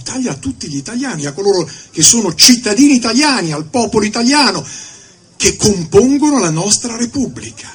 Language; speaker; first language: Italian; native; Italian